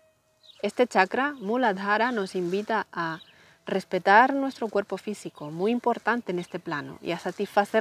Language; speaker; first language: Spanish; native; Spanish